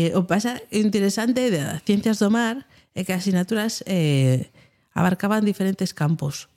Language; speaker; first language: Galician; non-native, local second language; Spanish